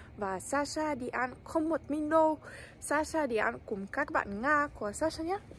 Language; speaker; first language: Vietnamese; non-native, learner; Russian